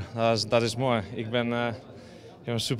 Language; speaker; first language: Dutch; non-native, learner; Polish